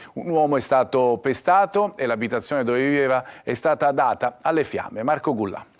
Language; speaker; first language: Italian; native; Italian